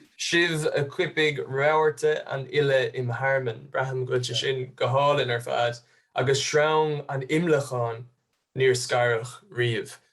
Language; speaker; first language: Irish; native; Irish